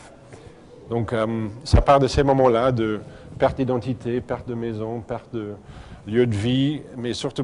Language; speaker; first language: French; non-native, fluent; English